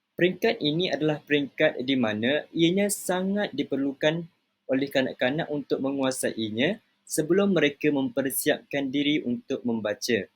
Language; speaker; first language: Malay; native; Malay